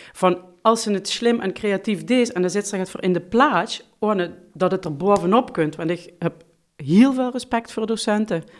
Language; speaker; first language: Dutch; non-native, local second language; Limburgish